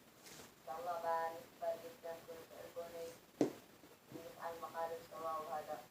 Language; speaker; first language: Arabic; early bilingual, other home language; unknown